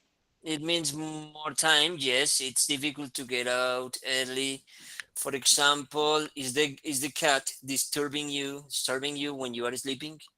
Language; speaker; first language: English; non-native, fluent; Spanish